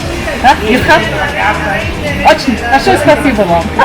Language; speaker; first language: Russian; non-native, learner; Mongolian